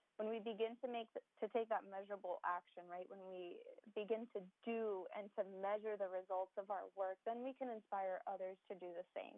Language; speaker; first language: English; native; English